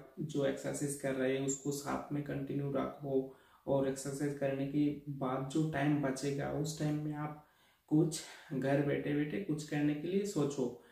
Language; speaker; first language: Hindi; non-native, local second language; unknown